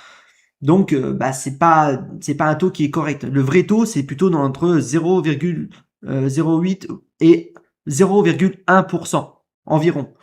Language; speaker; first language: French; native; French